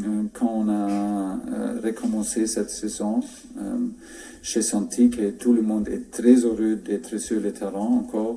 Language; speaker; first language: French; non-native, fluent; German